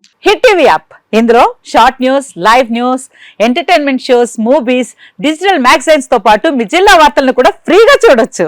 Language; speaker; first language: Telugu; native; Telugu